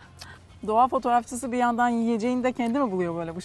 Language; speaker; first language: Turkish; native; Turkish